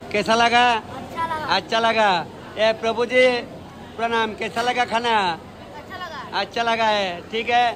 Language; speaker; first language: Hindi; non-native, local second language; Bangla